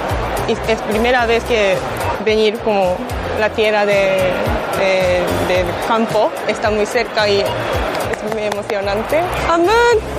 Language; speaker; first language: Spanish; non-native, learner; Japanese